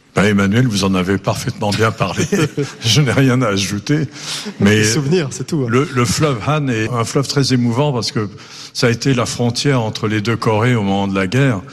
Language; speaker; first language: French; native; French